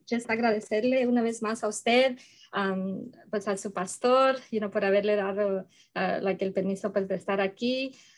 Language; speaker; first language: Spanish; early bilingual, heritage; Spanish